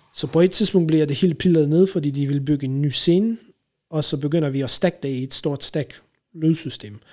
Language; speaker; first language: Danish; non-native, fluent; Polish